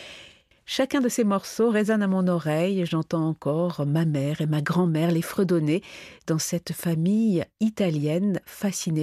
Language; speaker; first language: French; native; French